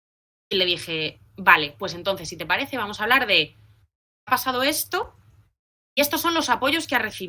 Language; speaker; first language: Spanish; native; Spanish